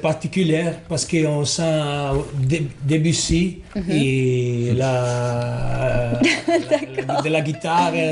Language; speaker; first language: French; non-native, learner; Italian